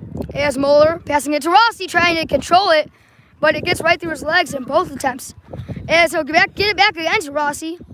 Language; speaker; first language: English; native; English